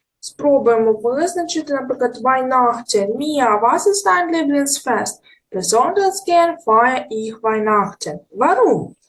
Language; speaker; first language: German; non-native, fluent; Ukrainian